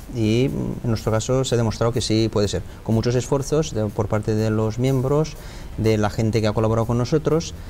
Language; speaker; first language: Spanish; non-native, fluent; Romanian